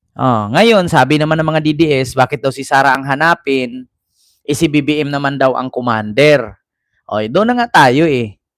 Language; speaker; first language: Filipino; native; Filipino